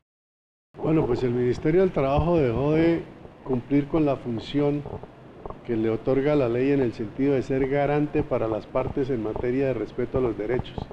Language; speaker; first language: Spanish; native; Spanish